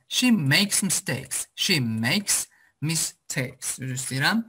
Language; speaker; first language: English; non-native, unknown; Azerbaijani